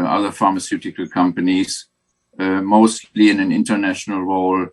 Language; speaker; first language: English; non-native, fluent; German